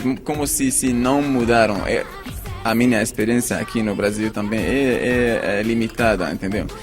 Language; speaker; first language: Portuguese; non-native, fluent; Arabic